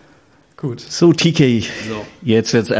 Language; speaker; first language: German; native; German